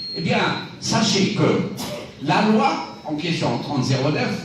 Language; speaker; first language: French; non-native, local second language; Arabic